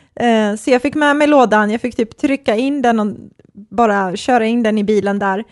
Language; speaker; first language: Swedish; early bilingual, other home language; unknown